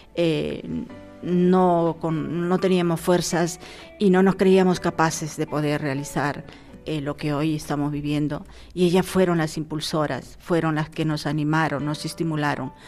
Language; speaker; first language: Spanish; native; Spanish